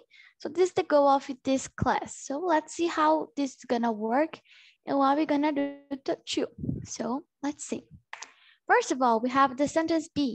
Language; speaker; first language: English; non-native, learner; Portuguese